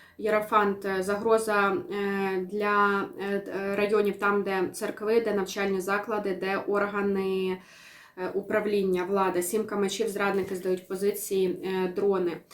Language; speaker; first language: Ukrainian; non-native, local second language; Russian